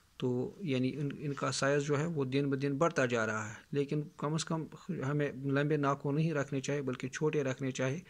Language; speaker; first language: Urdu; non-native, local second language; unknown